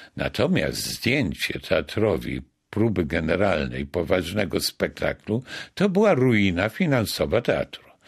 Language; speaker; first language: Polish; native; Polish